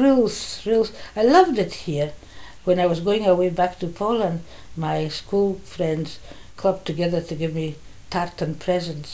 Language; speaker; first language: English; non-native, fluent; Polish